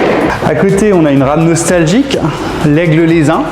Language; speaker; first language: French; native; French